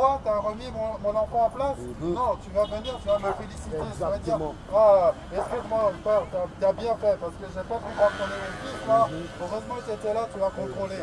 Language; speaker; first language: French; native; French